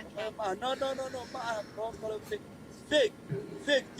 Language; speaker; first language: English; non-native, learner; Somali